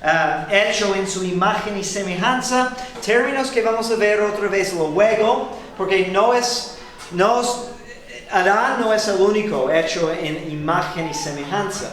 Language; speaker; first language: Spanish; non-native, fluent; English